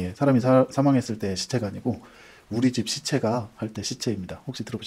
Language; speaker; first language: Korean; native; Korean